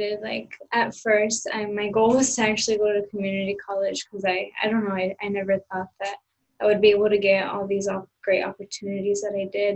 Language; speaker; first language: English; early bilingual, other home language; Spanish